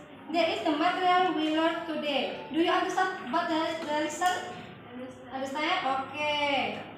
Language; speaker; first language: English; non-native, learner; Indonesian